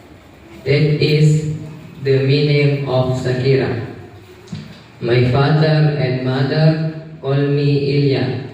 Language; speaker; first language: English; non-native, learner; Indonesian